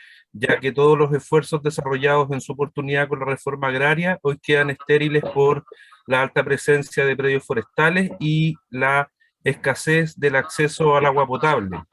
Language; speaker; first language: Spanish; native; Spanish